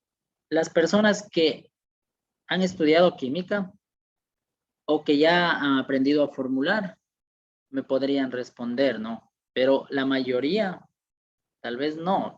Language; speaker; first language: Spanish; native; Spanish